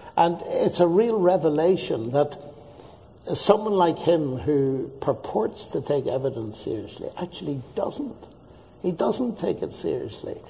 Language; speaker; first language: English; native; English